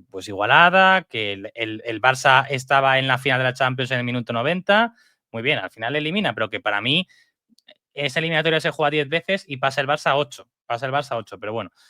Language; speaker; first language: Spanish; native; Spanish